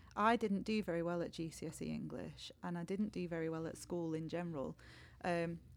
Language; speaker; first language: English; native; English